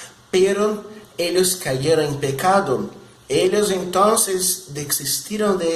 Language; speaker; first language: Spanish; non-native, fluent; Portuguese